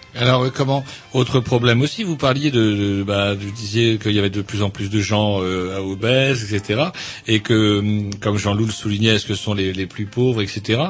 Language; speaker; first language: French; native; French